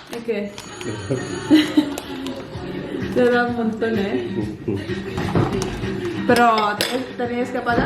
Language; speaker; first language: Spanish; non-native, learner; Filipino